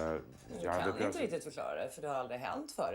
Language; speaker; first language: Swedish; native; Swedish